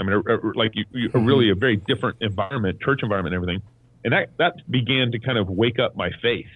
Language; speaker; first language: English; native; English